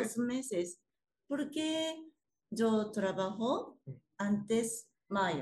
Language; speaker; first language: Spanish; non-native, learner; Japanese